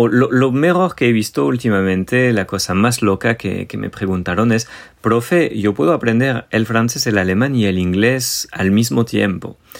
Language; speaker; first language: Spanish; non-native, fluent; French